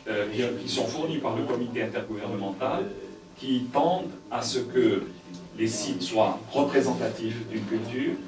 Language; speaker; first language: French; native; French